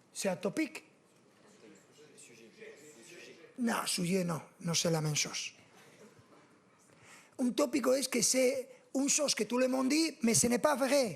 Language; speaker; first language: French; non-native, fluent; Spanish